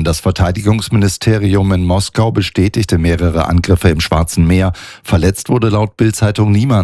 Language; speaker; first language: German; native; German